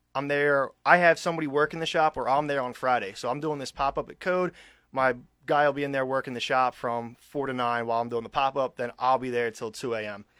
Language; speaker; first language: English; native; English